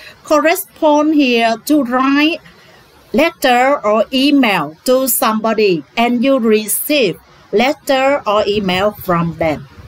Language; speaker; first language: English; non-native, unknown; Vietnamese